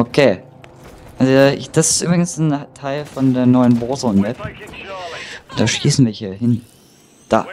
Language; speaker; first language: German; native; German